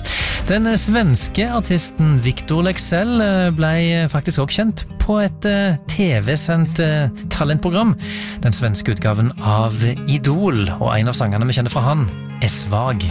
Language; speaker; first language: Norwegian; native; Norwegian